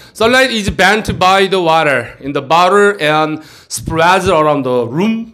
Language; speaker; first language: English; non-native, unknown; Korean